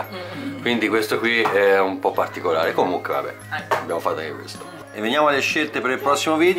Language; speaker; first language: Italian; native; Italian